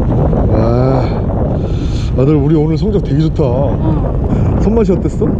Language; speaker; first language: Korean; native; Korean